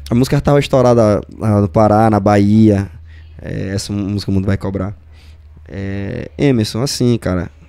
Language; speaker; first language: Portuguese; native; Portuguese